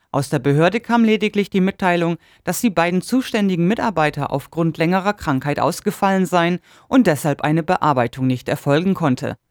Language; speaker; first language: German; native; German